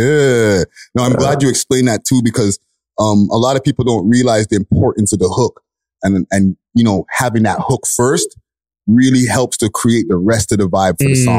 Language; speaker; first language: English; native; English